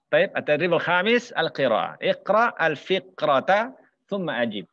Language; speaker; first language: Arabic; non-native, fluent; Indonesian